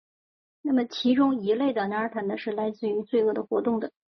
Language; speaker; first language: Chinese; native; Chinese